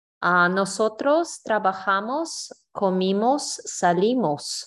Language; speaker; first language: Spanish; non-native, learner; English